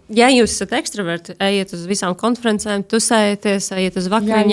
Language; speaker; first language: Latvian; native; Latvian